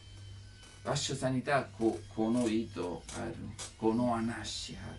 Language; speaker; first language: Japanese; non-native, learner; Italian